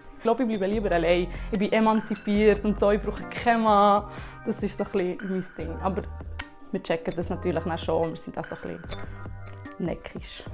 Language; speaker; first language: German; early bilingual, other home language; Albanian